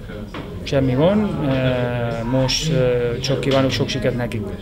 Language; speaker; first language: Hungarian; non-native, learner; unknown